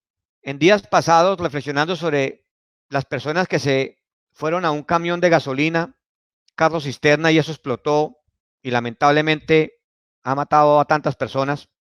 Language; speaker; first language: Spanish; native; Spanish